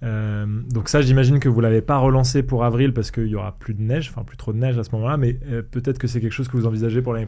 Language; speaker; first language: French; native; French